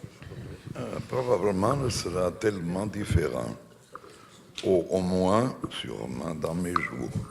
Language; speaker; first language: French; non-native, fluent; Portuguese